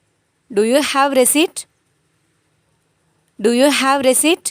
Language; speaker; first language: English; non-native, local second language; Tamil